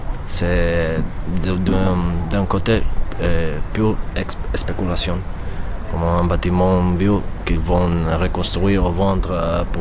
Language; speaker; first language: French; non-native, learner; Italian